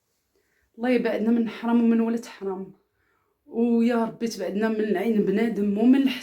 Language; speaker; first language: Arabic; early bilingual, heritage; Arabic